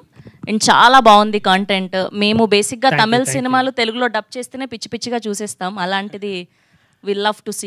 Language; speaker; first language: Telugu; native; Telugu